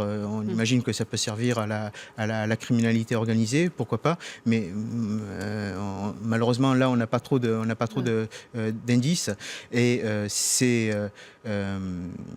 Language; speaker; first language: French; native; French